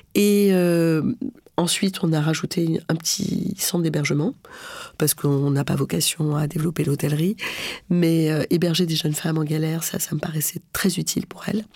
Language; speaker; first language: French; non-native, local second language; Arabic